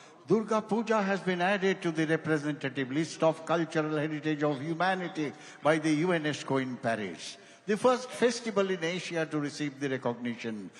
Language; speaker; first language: English; non-native, local second language; Bangla